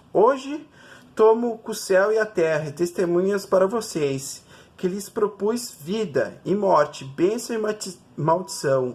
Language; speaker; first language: Portuguese; native; Portuguese